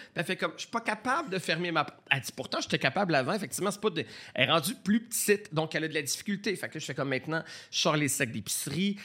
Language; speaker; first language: French; native; French